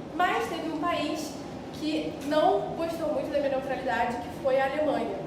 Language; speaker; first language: Portuguese; native; Portuguese